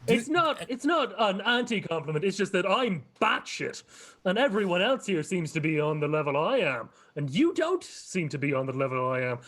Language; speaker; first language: English; native; English